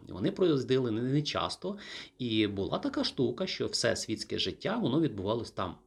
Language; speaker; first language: Ukrainian; native; Ukrainian